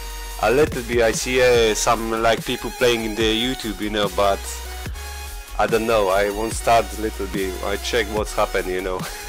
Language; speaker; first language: English; non-native, learner; Polish